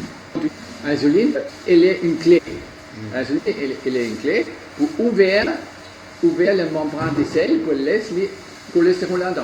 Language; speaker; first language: French; non-native, learner; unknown